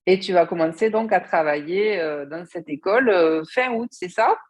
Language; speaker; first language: French; native; French